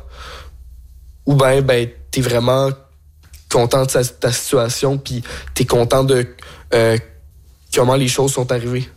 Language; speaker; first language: French; native; French